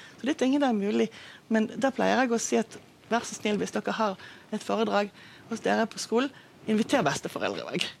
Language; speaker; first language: Norwegian; non-native, fluent; Hebrew